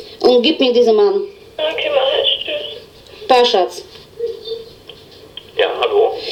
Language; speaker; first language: German; non-native, learner; Polish